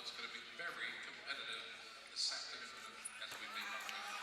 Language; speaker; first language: English; native; English